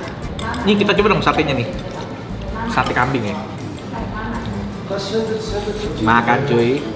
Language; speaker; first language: Indonesian; native; Indonesian